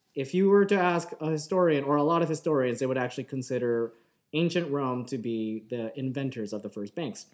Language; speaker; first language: English; native; English